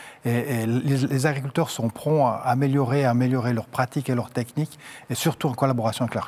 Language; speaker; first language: French; native; French